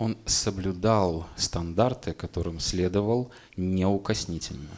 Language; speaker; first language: Russian; native; Russian